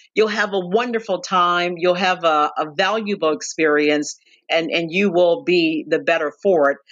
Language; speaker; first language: English; native; English